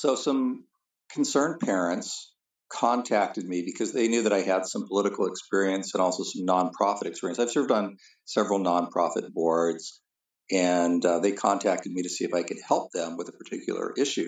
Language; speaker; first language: English; native; English